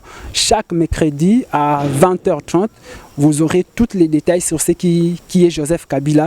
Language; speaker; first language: French; non-native, local second language; Lingala